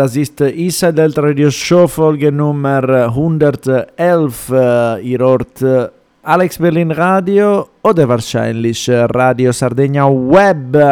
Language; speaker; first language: German; non-native, fluent; Italian